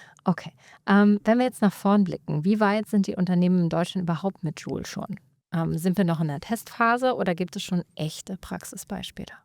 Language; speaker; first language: German; native; German